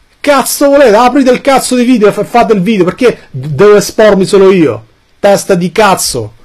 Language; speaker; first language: Italian; early bilingual, other home language; Albanian